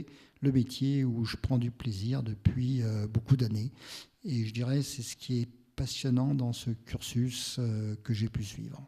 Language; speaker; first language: French; native; French